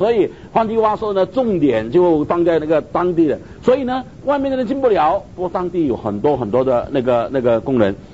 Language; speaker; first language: Chinese; native; Chinese